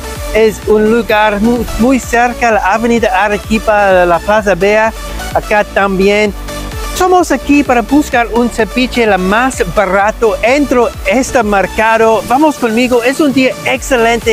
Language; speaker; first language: Spanish; non-native, learner; English